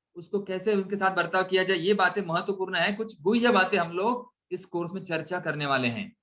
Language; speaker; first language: Hindi; non-native, local second language; Marathi